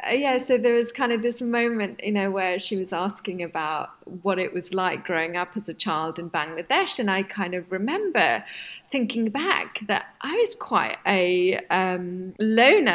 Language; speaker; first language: English; non-native, local second language; Bangla